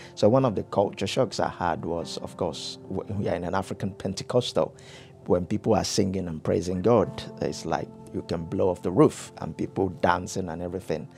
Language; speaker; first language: English; non-native, local second language; Yoruba